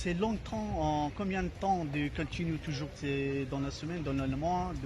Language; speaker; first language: French; non-native, learner; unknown